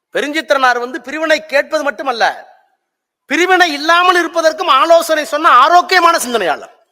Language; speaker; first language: Tamil; native; Tamil